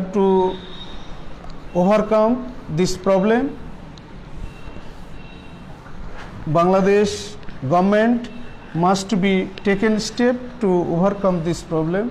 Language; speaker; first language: English; non-native, local second language; Bangla